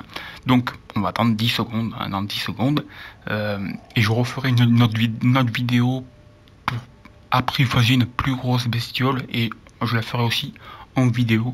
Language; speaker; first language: French; native; French